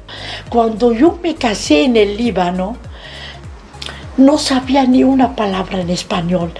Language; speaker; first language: Spanish; non-native, fluent; Arabic